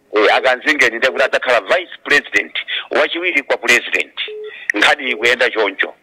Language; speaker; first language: Nyanja; non-native, local second language; Tumbuka